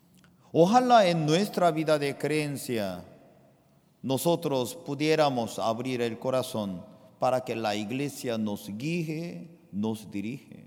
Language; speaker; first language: Spanish; non-native, fluent; Korean